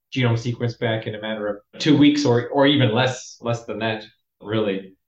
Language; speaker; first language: English; native; English